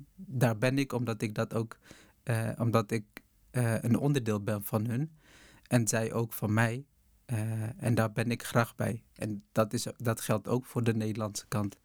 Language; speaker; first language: Dutch; early bilingual, other home language; Tigrinya